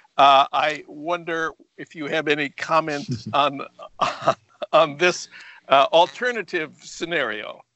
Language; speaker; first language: English; native; English